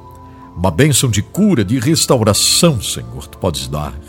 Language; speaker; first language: Portuguese; native; Portuguese